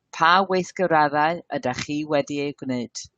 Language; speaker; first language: Welsh; non-native, learner; English